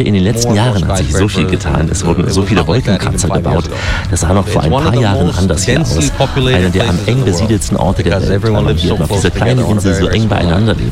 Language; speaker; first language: German; native; German